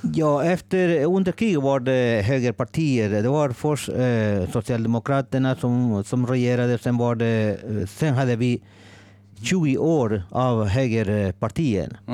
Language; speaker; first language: Swedish; non-native, fluent; Spanish